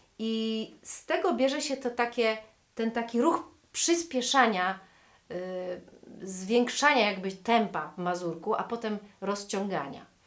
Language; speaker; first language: Polish; native; Polish